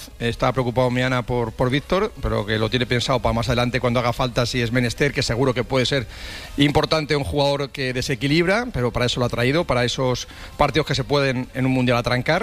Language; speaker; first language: Spanish; native; Spanish